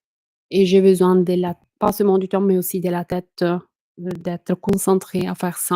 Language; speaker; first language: French; non-native, fluent; Italian